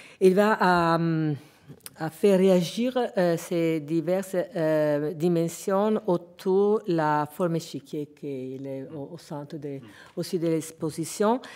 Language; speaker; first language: French; non-native, fluent; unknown